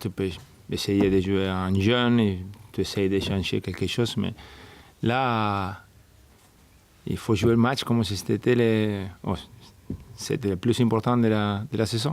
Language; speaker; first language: French; non-native, fluent; Spanish